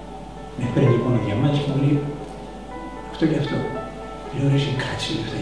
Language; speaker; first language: Greek; native; Greek